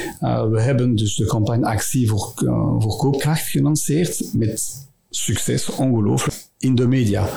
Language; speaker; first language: Dutch; non-native, local second language; French